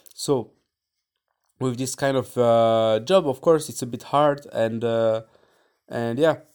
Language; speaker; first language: English; non-native, fluent; French